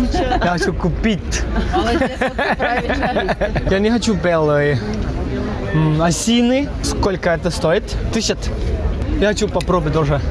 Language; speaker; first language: Russian; non-native, learner; Estonian